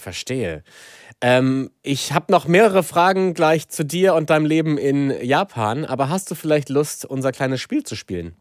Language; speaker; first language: German; native; German